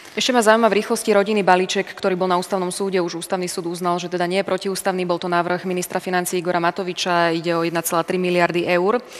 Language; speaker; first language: Slovak; native; Slovak